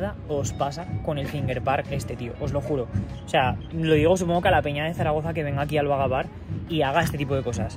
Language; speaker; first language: Spanish; native; Spanish